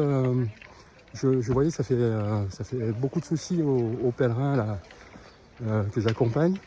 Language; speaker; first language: French; native; French